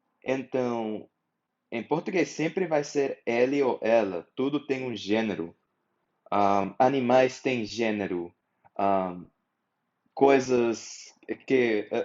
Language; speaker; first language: Portuguese; non-native, fluent; English